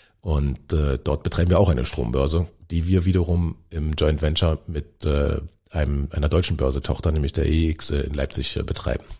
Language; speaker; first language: German; native; German